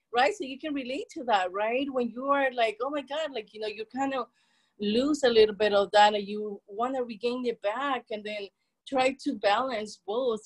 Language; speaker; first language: English; non-native, fluent; Spanish